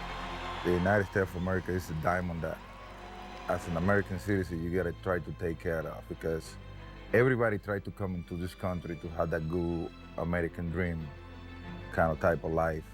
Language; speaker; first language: English; non-native, fluent; Spanish